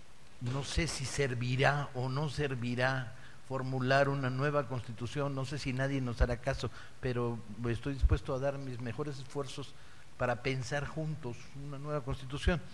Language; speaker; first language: Spanish; native; Spanish